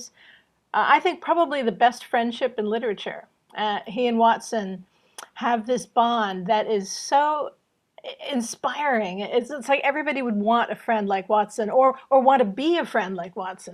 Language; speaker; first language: English; native; English